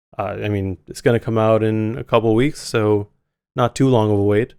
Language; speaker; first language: English; native; English